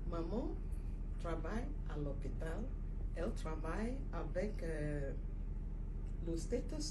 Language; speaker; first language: French; non-native, fluent; Igbo